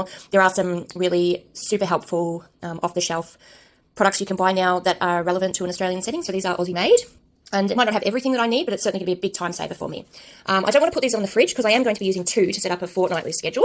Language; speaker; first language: English; native; English